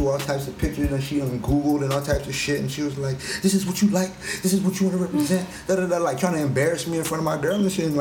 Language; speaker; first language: English; native; English